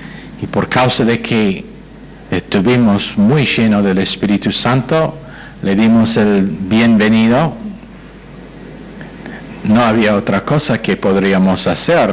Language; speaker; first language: Spanish; non-native, fluent; English